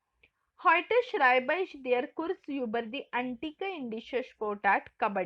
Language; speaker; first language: German; non-native, fluent; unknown